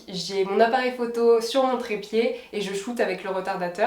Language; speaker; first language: French; native; French